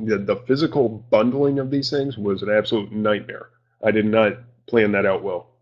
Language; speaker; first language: English; native; English